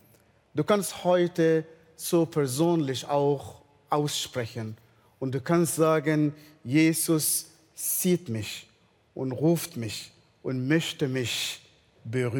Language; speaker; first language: German; non-native, fluent; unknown